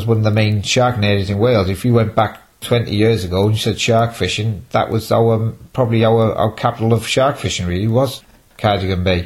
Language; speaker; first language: English; native; English